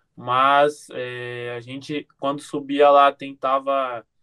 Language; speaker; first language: Portuguese; native; Portuguese